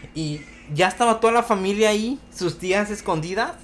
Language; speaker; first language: Spanish; native; Spanish